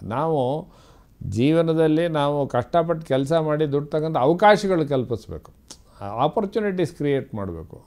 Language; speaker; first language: Kannada; native; Kannada